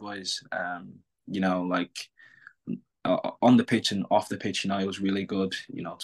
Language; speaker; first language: English; native; English